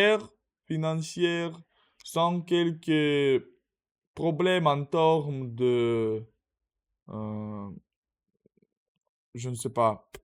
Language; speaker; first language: French; non-native, learner; Russian